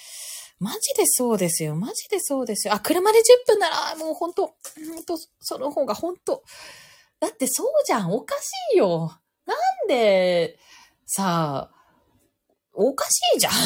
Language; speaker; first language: Japanese; native; Japanese